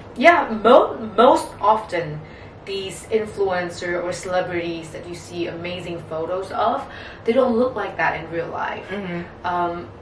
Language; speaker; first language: English; non-native, fluent; Vietnamese